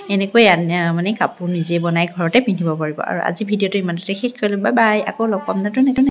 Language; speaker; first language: Assamese; non-native, local second language; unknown